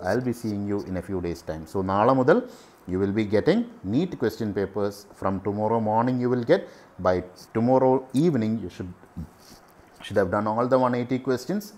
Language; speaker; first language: English; non-native, local second language; Malayalam